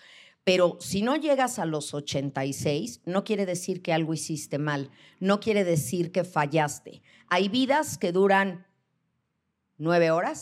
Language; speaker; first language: Spanish; native; Spanish